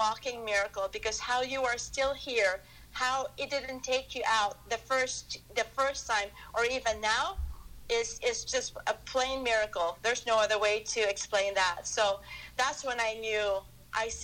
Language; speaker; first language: English; non-native, local second language; Filipino